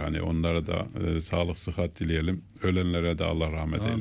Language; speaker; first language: Turkish; native; Turkish